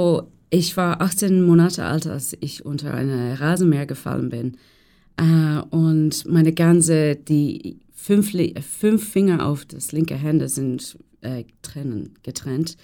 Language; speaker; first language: German; non-native, learner; English